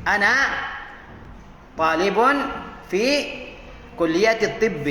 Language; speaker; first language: Arabic; non-native, fluent; Indonesian